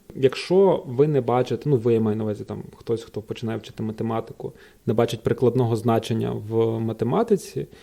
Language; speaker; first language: Ukrainian; native; Ukrainian